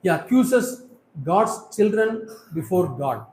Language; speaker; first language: English; non-native, local second language; Tamil